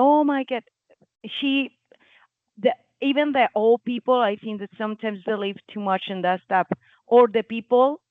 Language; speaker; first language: English; non-native, learner; Spanish